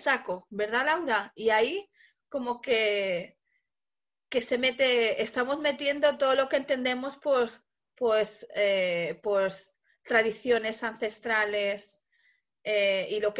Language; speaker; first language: Spanish; native; Spanish